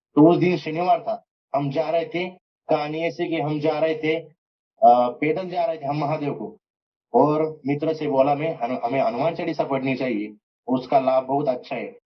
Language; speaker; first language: Hindi; non-native, local second language; Marathi